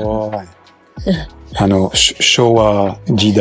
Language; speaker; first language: Japanese; non-native, learner; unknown